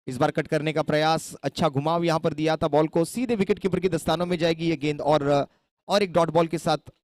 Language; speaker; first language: Hindi; non-native, local second language; Marathi